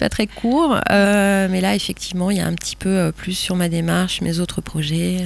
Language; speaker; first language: French; native; French